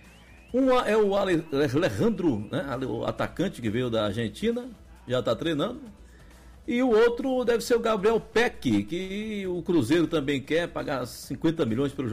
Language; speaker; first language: Portuguese; native; Portuguese